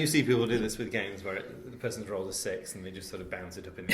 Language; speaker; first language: English; native; English